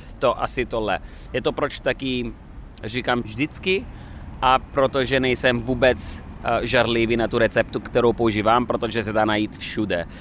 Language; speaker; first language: Czech; non-native, fluent; Italian